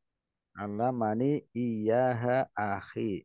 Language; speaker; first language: Arabic; non-native, learner; Indonesian